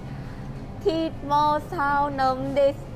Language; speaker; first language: Japanese; non-native, learner; Vietnamese